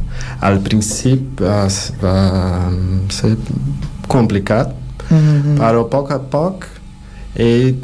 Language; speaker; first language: Catalan; non-native, fluent; Portuguese